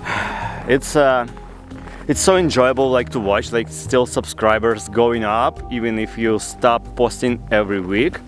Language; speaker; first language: English; non-native, learner; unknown